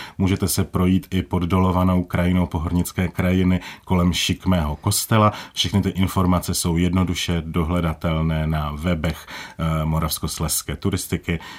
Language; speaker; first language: Czech; native; Czech